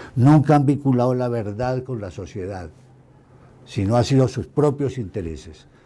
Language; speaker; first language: Spanish; native; Spanish